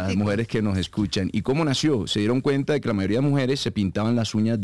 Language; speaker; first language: Spanish; native; Spanish